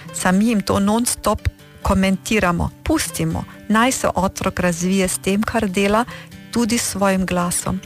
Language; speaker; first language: Slovenian; early bilingual, heritage; Slovenian